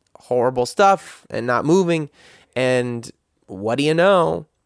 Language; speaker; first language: English; native; English